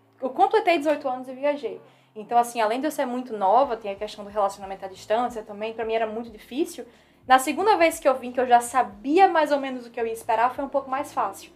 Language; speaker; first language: Portuguese; native; Portuguese